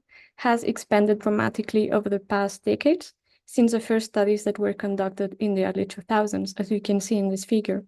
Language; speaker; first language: English; non-native, fluent; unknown